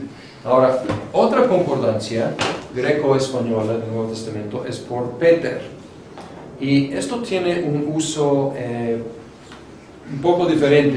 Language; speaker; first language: Spanish; non-native, fluent; English